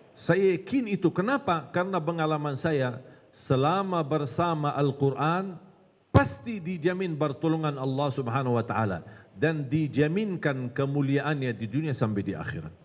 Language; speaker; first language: Malay; non-native, fluent; Arabic